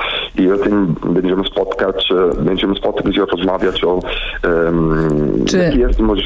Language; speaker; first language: Polish; non-native, learner; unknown